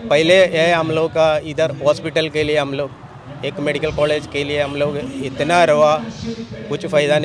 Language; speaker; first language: Hindi; non-native, local second language; Malayalam